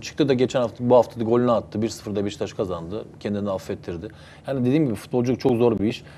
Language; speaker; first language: Turkish; early bilingual, heritage; Turkish